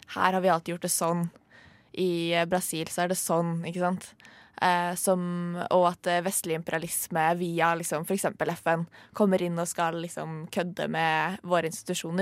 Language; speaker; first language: Norwegian; native; Norwegian